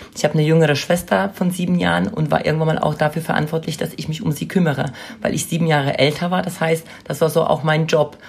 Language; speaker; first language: German; non-native, fluent; Polish